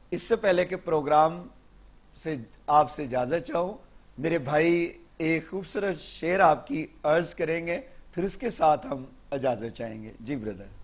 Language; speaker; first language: Urdu; non-native, local second language; Punjabi